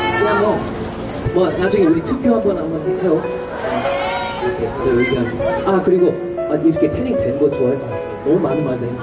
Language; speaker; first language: Korean; non-native, fluent; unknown